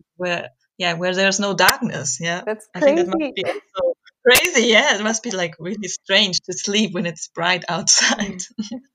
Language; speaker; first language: English; non-native, fluent; German